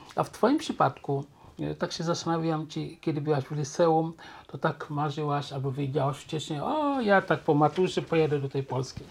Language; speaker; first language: Polish; non-native, local second language; Wolof